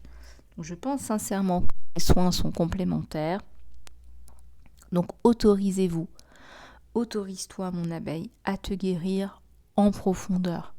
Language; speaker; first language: French; native; French